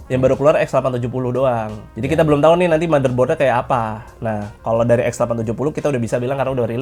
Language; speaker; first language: Indonesian; native; Indonesian